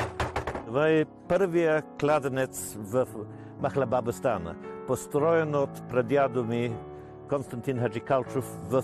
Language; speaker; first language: Bulgarian; non-native, learner; English